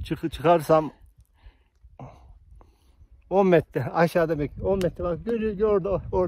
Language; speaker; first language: Turkish; native; Turkish